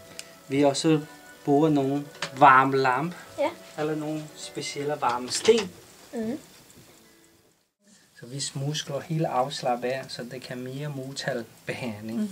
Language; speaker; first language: Danish; non-native, learner; Chinese